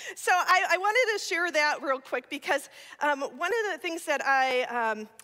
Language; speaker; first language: English; native; English